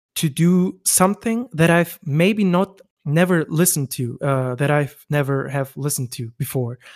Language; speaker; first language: English; non-native, fluent; German